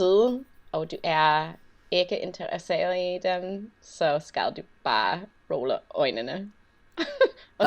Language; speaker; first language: Danish; non-native, learner; English